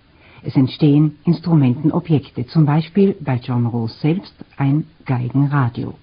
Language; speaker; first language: German; native; German